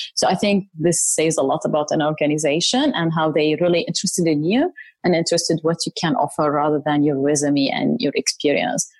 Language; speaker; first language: English; non-native, fluent; Arabic